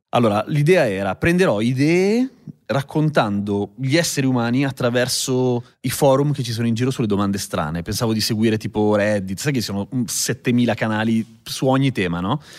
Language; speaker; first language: Italian; native; Italian